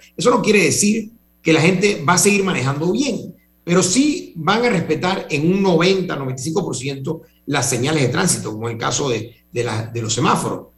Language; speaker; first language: Spanish; native; Spanish